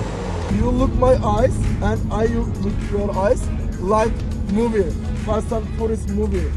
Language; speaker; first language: English; non-native, learner; Turkish